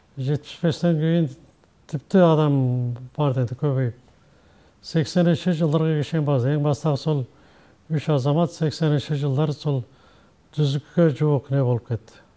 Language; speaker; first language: Kazakh; early bilingual, heritage; Kazakh